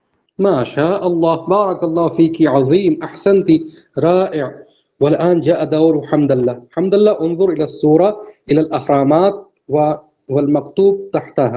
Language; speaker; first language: Arabic; non-native, fluent; Urdu